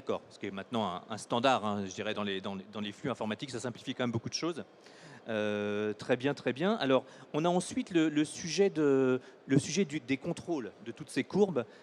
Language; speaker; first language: French; native; French